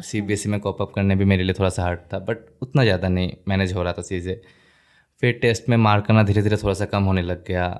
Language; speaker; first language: Hindi; non-native, local second language; Bangla